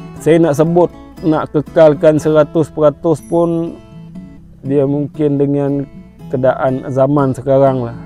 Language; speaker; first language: Malay; non-native, local second language; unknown